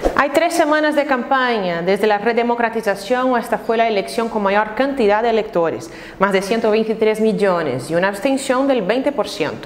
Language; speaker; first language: Spanish; non-native, fluent; Portuguese